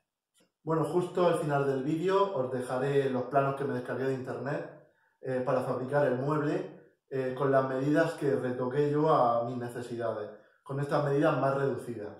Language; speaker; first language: Spanish; native; Spanish